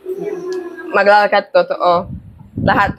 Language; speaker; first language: Filipino; non-native, learner; English